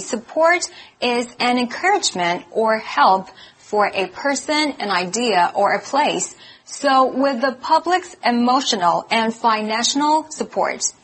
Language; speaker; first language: English; non-native, fluent; Chinese